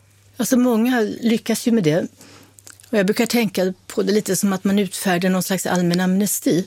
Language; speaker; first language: Swedish; native; Swedish